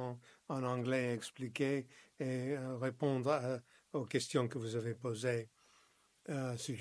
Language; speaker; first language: French; non-native, learner; English